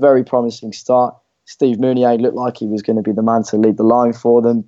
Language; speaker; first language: English; native; English